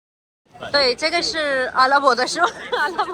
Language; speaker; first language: Chinese; non-native, fluent; Urdu